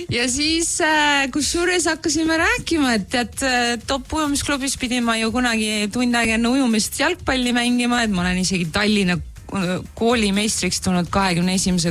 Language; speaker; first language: Estonian; native; Estonian